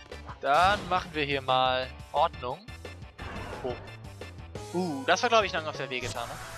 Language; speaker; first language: German; native; German